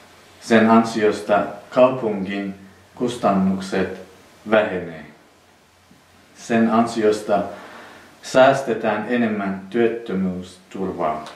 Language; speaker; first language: Finnish; non-native, fluent; Central Kurdish